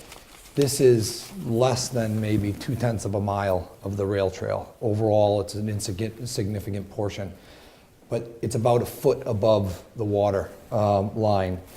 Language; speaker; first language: English; native; English